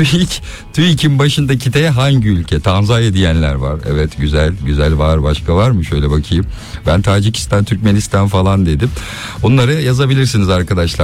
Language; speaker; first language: Turkish; native; Turkish